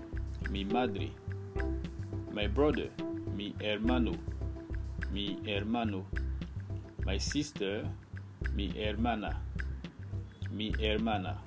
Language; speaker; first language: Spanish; non-native, fluent; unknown